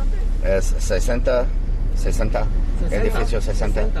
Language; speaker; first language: Spanish; non-native, learner; English